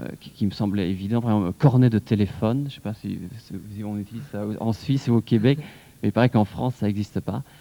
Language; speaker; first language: French; native; French